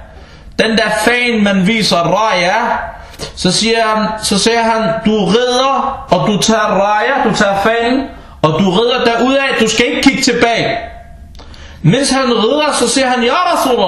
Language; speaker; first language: Danish; early bilingual, other home language; Arabic